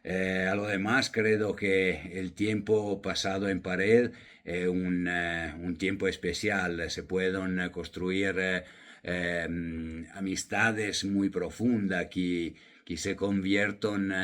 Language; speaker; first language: Spanish; non-native, fluent; Italian